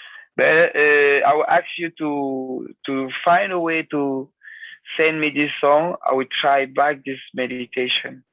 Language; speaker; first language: English; non-native, learner; French